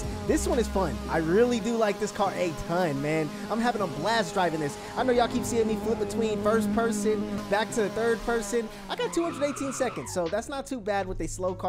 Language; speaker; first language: English; native; English